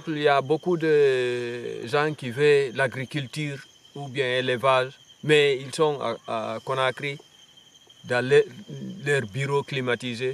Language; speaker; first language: French; non-native, local second language; Fula